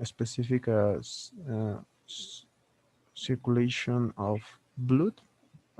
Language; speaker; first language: English; non-native, learner; Spanish